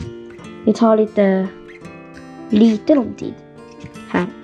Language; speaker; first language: Swedish; non-native, fluent; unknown